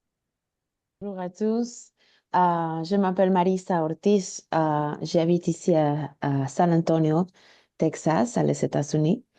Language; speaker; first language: French; non-native, learner; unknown